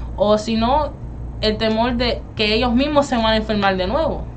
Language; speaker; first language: Spanish; early bilingual, heritage; Spanish